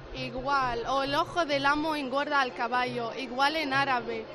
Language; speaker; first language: Spanish; non-native, fluent; Arabic